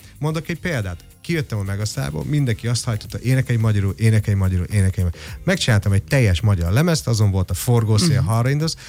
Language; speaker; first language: Hungarian; early bilingual, heritage; Hungarian